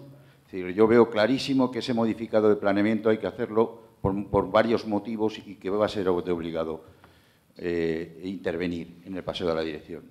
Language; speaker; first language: Spanish; native; Spanish